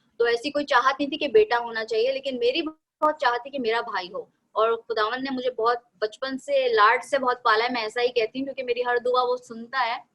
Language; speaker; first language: Hindi; native; Hindi